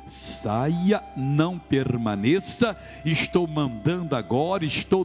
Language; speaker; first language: Portuguese; native; Portuguese